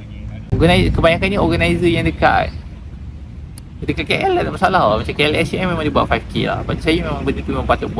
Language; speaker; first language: Malay; native; Malay